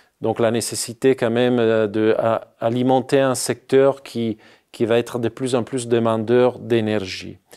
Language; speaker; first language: French; non-native, fluent; Italian